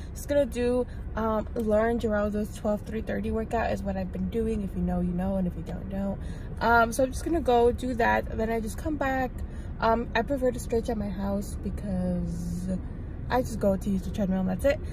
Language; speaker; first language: English; early bilingual, other home language; Spanish